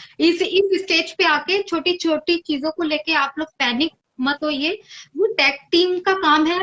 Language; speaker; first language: Hindi; native; Hindi